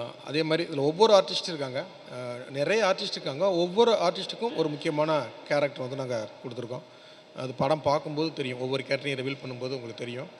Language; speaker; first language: Tamil; native; Tamil